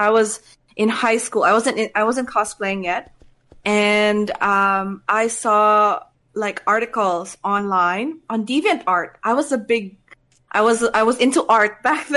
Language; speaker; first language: English; non-native, local second language; Cebuano